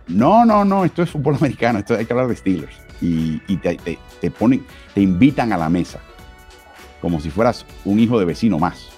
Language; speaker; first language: Spanish; native; Spanish